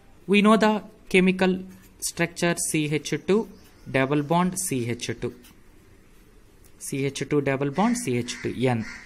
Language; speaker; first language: English; non-native, local second language; Telugu